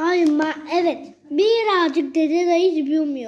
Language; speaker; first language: Turkish; early bilingual, heritage; Turkish